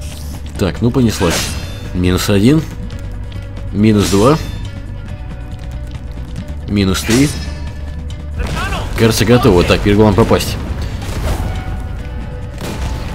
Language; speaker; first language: Russian; native; Russian